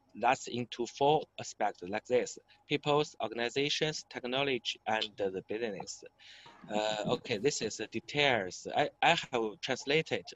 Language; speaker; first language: English; non-native, learner; Chinese